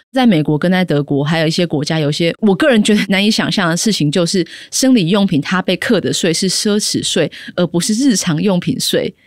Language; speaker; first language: Chinese; native; Chinese